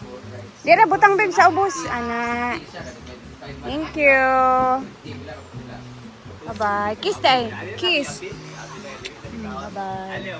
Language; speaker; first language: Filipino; non-native, local second language; Cebuano